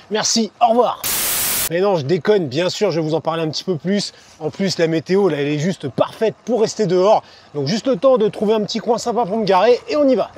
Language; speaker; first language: French; native; French